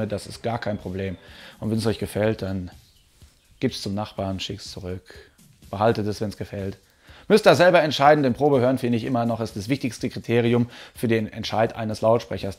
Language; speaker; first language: German; native; German